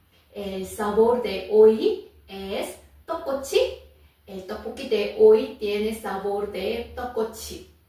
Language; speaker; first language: Spanish; non-native, fluent; Korean